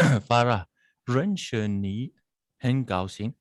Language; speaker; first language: Chinese; non-native, learner; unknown